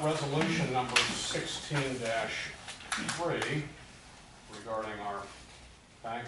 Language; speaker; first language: English; native; English